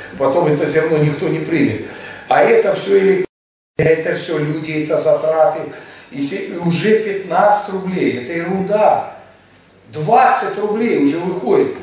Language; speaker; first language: Russian; native; Russian